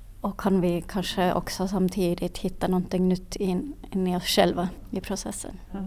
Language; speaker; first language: Swedish; non-native, fluent; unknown